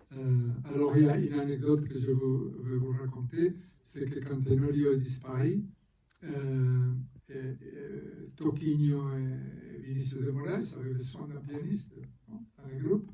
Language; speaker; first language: French; non-native, fluent; Spanish